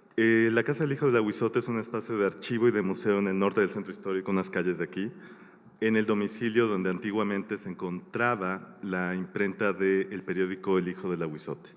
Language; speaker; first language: Spanish; native; Spanish